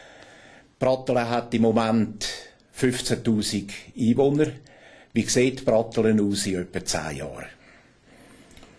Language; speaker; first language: German; native; German